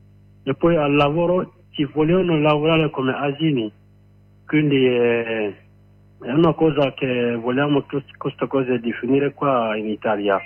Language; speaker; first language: Italian; non-native, learner; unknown